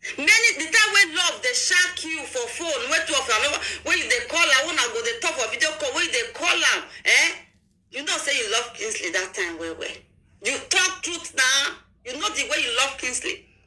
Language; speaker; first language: Nigerian Pidgin; native; Nigerian Pidgin